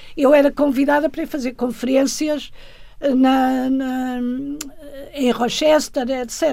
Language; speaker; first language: Portuguese; native; Portuguese